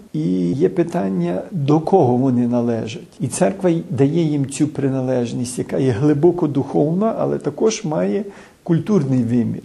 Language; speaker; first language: Ukrainian; early bilingual, heritage; Ukrainian